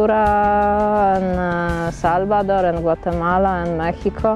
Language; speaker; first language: Spanish; non-native, learner; Polish